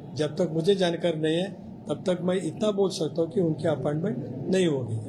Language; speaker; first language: Hindi; non-native, local second language; Marathi